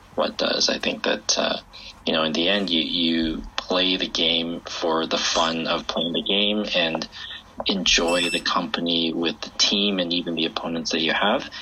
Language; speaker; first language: English; native; English